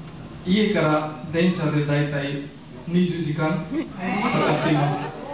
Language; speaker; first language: Japanese; non-native, fluent; Marathi